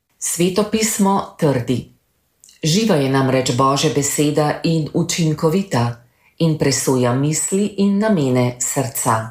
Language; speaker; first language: Slovenian; native; Slovenian